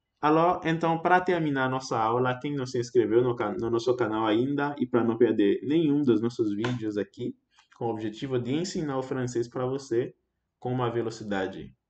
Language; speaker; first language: Portuguese; non-native, fluent; Haitian Creole